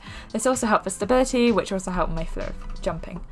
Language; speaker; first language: English; native; English